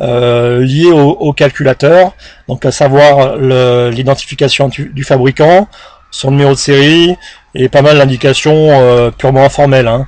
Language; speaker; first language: French; native; French